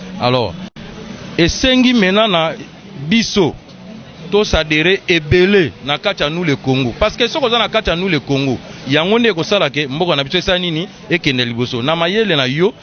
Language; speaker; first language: Lingala; non-native, local second language; Kituba (Democratic Republic of Congo)